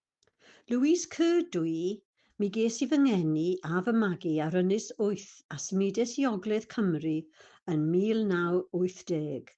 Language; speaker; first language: Welsh; non-native, fluent; English